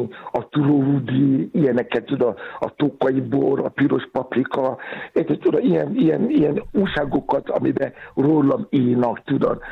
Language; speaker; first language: Hungarian; non-native, learner; Yoruba